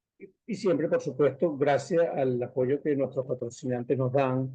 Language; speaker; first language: Spanish; native; Spanish